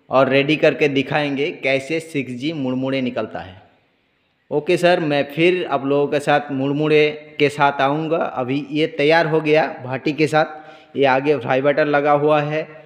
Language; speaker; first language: Hindi; non-native, local second language; Bangla